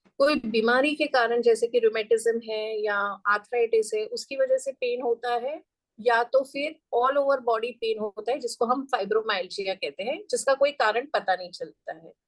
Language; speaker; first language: Hindi; non-native, local second language; Gujarati